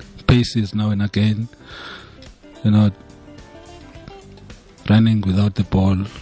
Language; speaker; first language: English; non-native, local second language; Zulu